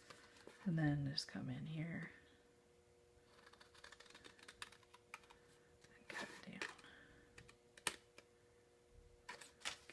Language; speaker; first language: English; native; English